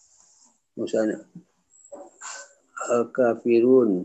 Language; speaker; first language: Arabic; non-native, learner; Indonesian